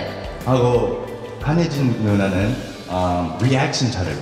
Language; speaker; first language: Korean; early bilingual, heritage; English